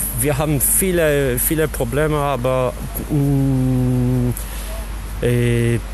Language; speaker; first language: German; non-native, learner; Polish